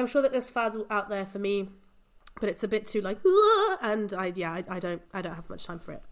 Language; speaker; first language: English; native; English